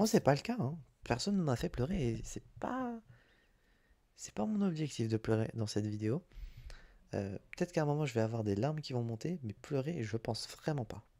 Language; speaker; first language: French; native; French